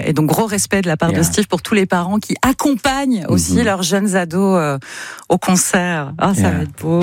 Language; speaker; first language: French; native; French